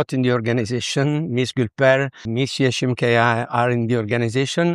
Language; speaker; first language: English; non-native, learner; Italian